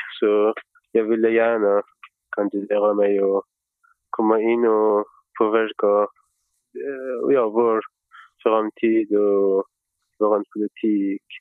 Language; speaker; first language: Swedish; non-native, fluent; Persian